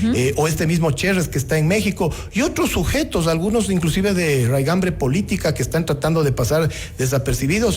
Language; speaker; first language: Spanish; native; Spanish